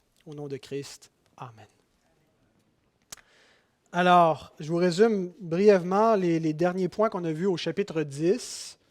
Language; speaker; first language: French; native; French